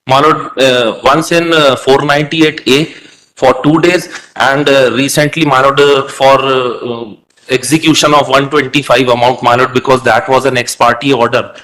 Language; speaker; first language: English; non-native, local second language; Hindi